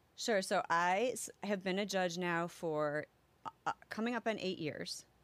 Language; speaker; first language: English; native; English